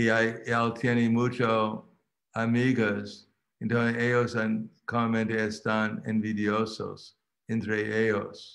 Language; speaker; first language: Spanish; non-native, fluent; English